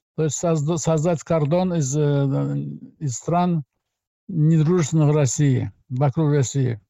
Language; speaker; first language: Russian; non-native, local second language; Azerbaijani